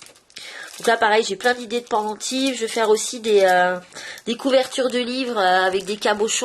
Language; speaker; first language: French; native; French